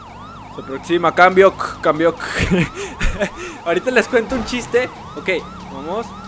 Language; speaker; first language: Spanish; native; Spanish